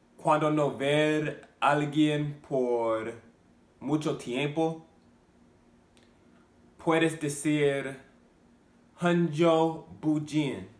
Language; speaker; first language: Spanish; non-native, learner; English